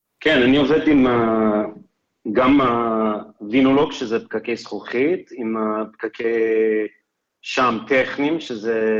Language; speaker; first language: Hebrew; non-native, fluent; English